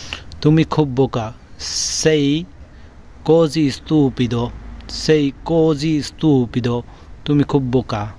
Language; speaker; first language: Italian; non-native, learner; Bangla